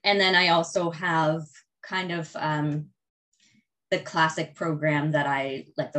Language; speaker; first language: English; native; English